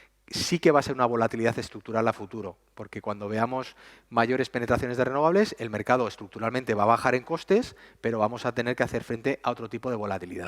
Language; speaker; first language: Spanish; native; Spanish